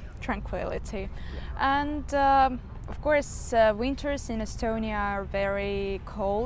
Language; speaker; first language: English; non-native, fluent; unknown